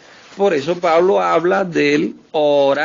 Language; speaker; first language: Spanish; native; Spanish